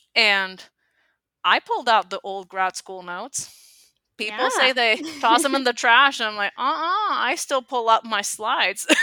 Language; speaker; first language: English; non-native, fluent; Spanish